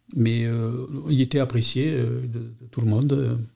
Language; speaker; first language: French; non-native, local second language; Catalan